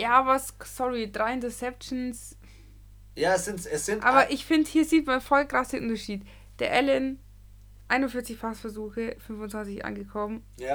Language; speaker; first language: German; native; German